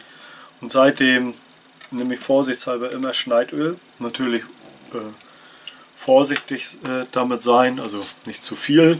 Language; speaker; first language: German; native; German